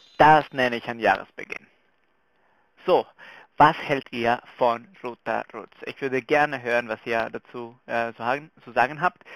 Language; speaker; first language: German; non-native, fluent; Spanish